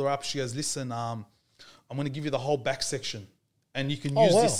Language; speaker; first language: English; native; English